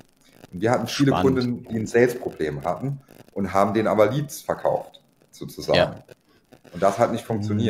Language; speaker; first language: German; native; German